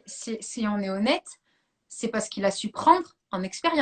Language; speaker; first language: French; native; French